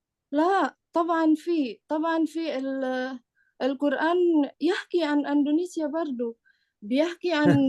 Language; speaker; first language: Arabic; non-native, learner; Indonesian